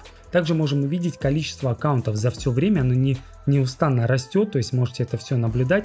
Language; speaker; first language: Russian; native; Russian